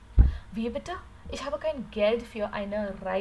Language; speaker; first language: German; non-native, learner; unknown